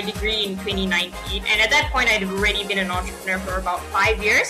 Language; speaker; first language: English; non-native, local second language; Tamil